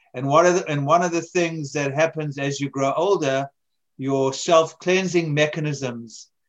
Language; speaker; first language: English; native; English